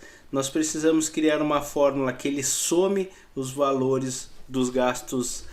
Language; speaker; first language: Portuguese; native; Portuguese